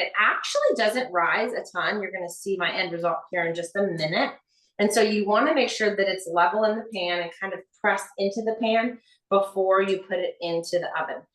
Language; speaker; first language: English; native; English